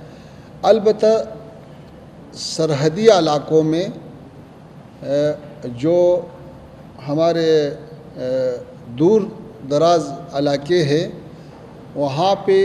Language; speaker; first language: Hindi; non-native, fluent; Pashto